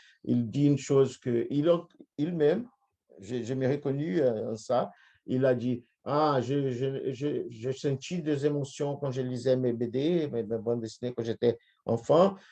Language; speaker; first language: French; non-native, fluent; Portuguese